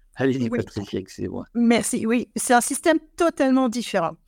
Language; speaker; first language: French; non-native, fluent; Dutch